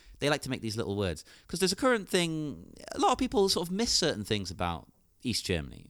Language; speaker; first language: English; native; English